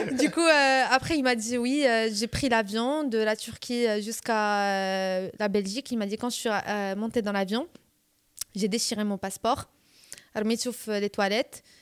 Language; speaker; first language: French; non-native, local second language; Arabic